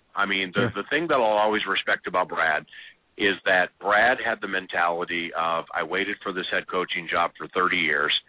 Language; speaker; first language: English; native; English